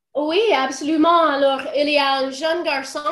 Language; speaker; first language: French; non-native, fluent; English